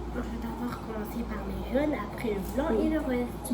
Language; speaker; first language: French; native; French